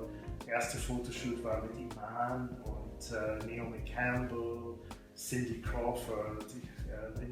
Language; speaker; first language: German; non-native, fluent; English